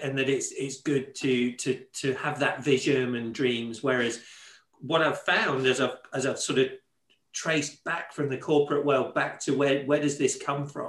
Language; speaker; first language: English; native; English